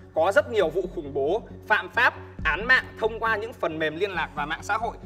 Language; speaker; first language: Vietnamese; native; Vietnamese